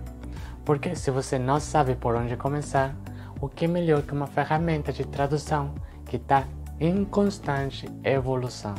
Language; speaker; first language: Portuguese; non-native, fluent; Spanish